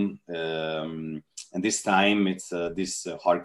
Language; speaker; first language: English; non-native, fluent; Spanish